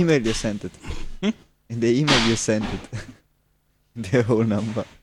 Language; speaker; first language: English; non-native, fluent; German